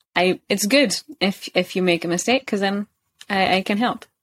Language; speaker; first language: English; native; English